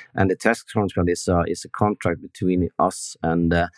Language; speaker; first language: English; non-native, fluent; Norwegian